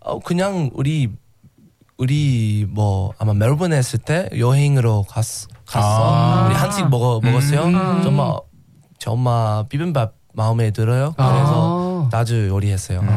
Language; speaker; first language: Korean; non-native, learner; English